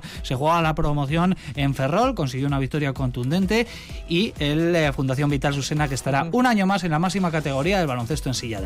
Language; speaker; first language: Spanish; native; Spanish